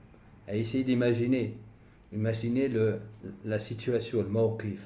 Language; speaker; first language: French; native; French